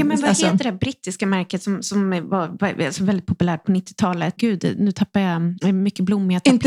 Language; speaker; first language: Swedish; native; Swedish